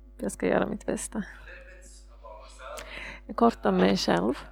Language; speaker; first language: Swedish; non-native, fluent; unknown